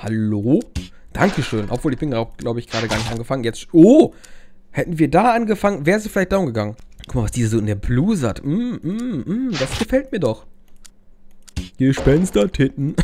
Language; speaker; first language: German; native; German